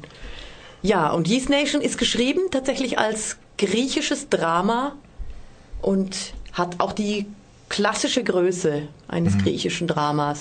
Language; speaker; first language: German; native; German